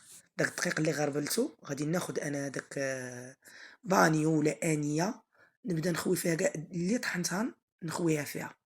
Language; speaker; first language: Arabic; native; Arabic